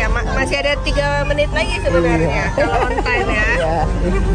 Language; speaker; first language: Indonesian; native; Indonesian